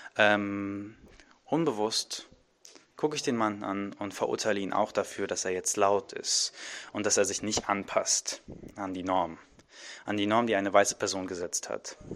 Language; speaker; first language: German; early bilingual, other home language; Arabic